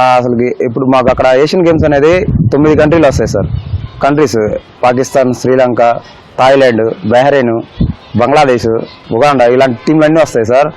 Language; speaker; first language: Telugu; native; Telugu